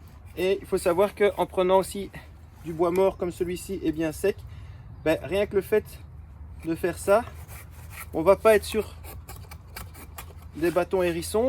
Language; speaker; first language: French; native; French